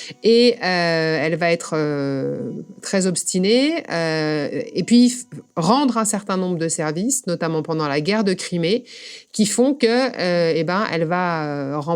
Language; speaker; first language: French; native; French